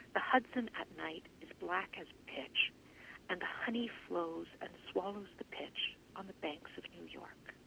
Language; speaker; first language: English; native; English